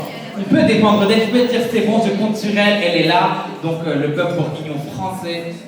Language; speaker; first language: French; native; French